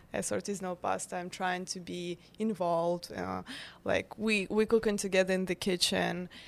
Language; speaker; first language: English; non-native, fluent; Russian